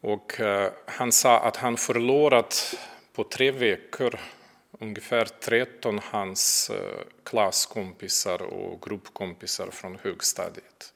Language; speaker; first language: Swedish; non-native, fluent; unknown